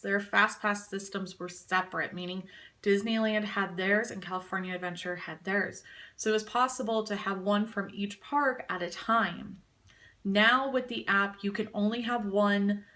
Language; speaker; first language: English; native; English